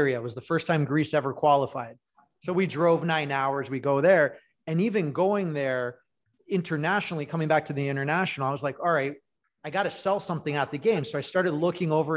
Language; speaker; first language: English; native; English